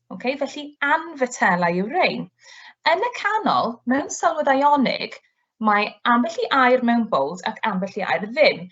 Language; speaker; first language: Welsh; native; Welsh